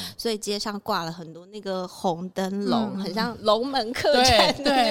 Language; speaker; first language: Chinese; native; Chinese